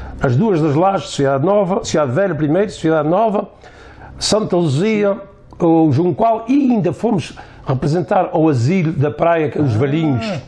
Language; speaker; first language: Portuguese; native; Portuguese